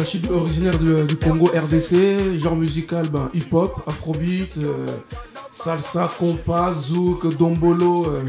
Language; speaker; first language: French; non-native, local second language; Lingala